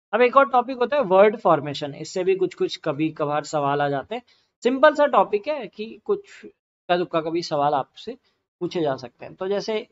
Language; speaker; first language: Hindi; native; Hindi